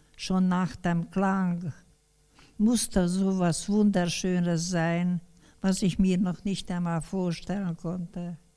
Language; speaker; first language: German; non-native, fluent; Hungarian